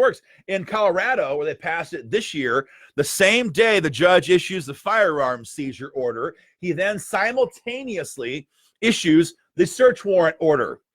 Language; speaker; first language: English; native; English